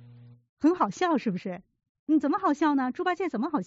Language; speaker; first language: Chinese; native; Chinese